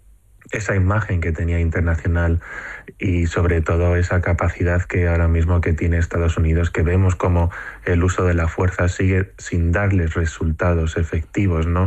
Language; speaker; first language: Spanish; native; Spanish